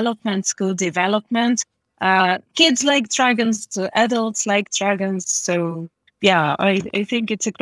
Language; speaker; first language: English; non-native, fluent; Polish